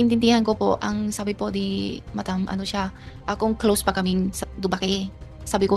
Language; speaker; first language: Filipino; non-native, learner; Chinese